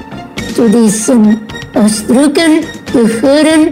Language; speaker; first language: German; non-native, learner; Indonesian